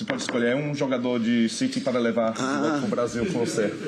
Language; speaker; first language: Portuguese; non-native, fluent; English